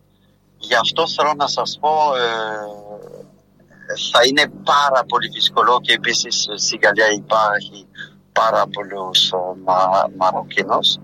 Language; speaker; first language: Greek; non-native, fluent; French